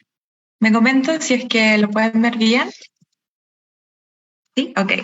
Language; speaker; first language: Spanish; native; Spanish